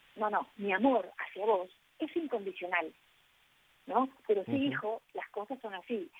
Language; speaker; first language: Spanish; native; Spanish